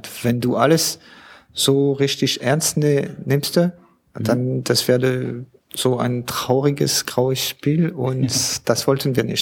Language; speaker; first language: German; non-native, learner; French